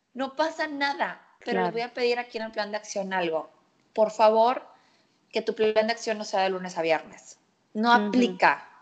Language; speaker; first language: Spanish; native; Spanish